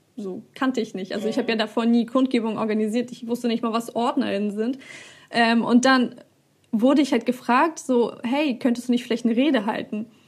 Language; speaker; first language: German; early bilingual, other home language; Russian